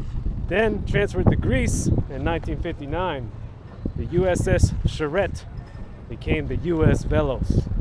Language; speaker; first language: English; native; English